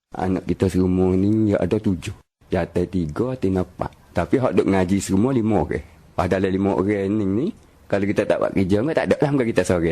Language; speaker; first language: Malay; native; Malay